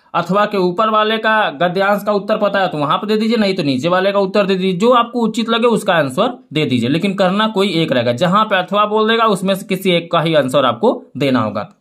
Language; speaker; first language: Hindi; native; Hindi